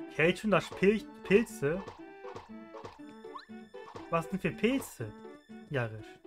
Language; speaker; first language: German; native; German